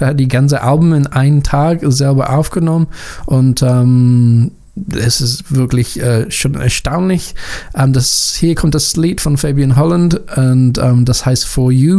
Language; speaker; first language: German; non-native, learner; English